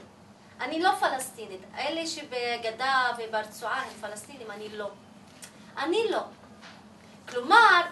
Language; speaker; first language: Hebrew; non-native, local second language; Arabic